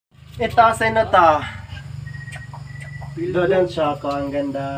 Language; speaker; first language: Filipino; non-native, local second language; Cebuano